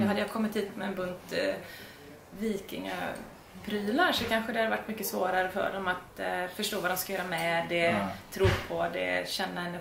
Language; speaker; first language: Swedish; native; Swedish